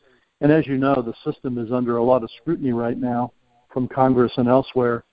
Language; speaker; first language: English; native; English